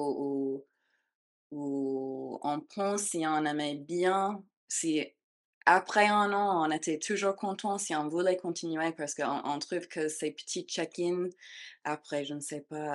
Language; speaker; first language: French; non-native, fluent; English